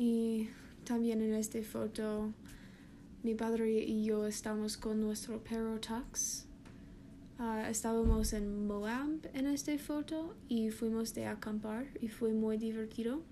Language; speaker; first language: Spanish; non-native, learner; English